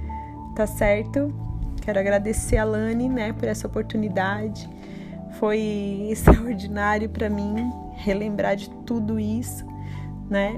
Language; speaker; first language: Portuguese; native; Portuguese